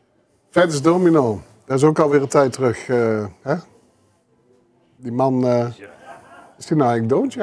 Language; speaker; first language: Dutch; native; Dutch